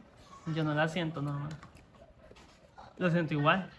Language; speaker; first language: Spanish; native; Spanish